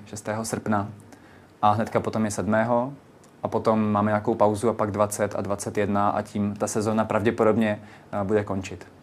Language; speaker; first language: Czech; native; Czech